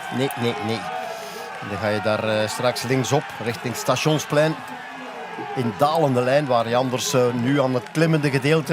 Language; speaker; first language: Dutch; native; Dutch